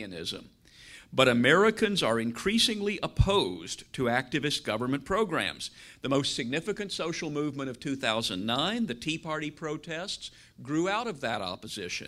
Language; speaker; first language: English; native; English